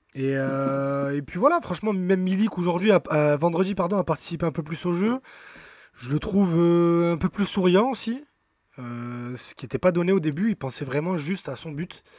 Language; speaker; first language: French; native; French